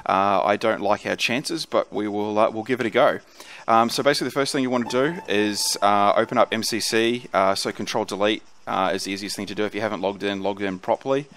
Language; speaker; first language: English; native; English